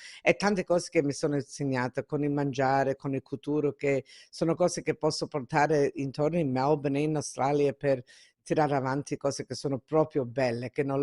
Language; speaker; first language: Italian; early bilingual, heritage; Italian